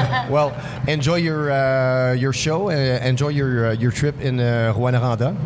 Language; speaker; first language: English; non-native, learner; French